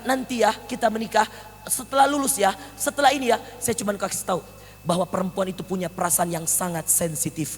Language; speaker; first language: Indonesian; native; Indonesian